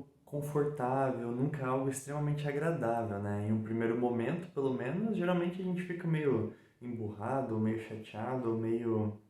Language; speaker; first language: Portuguese; native; Portuguese